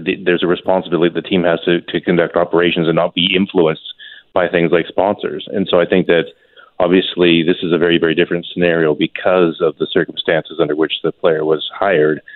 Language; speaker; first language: English; native; English